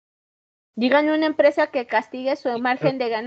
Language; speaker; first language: Spanish; native; Spanish